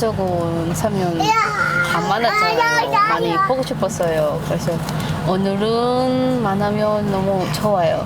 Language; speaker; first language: Korean; non-native, learner; Filipino